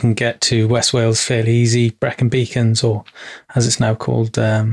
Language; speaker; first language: English; native; English